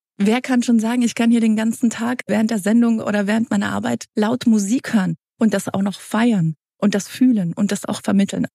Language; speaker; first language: German; early bilingual, other home language; Romanian